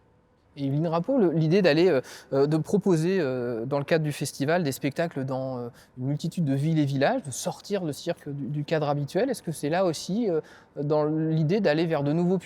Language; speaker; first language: French; native; French